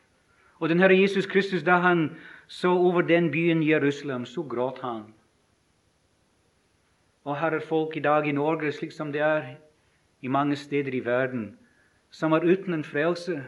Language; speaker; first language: Norwegian; non-native, fluent; English